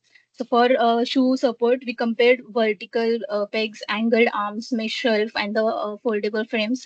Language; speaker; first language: English; non-native, learner; Chinese